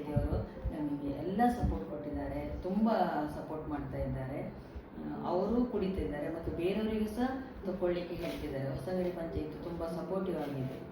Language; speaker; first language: Kannada; native; Kannada